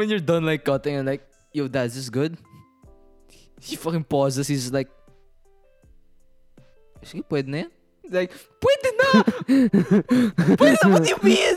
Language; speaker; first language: English; non-native, local second language; Filipino